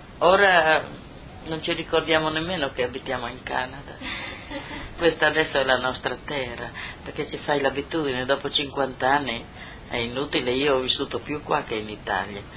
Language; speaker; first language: Italian; native; Italian